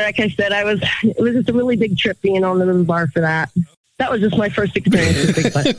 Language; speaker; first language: English; native; English